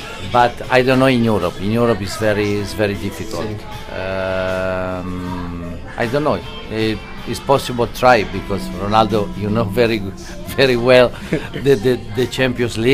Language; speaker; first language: English; non-native, learner; Italian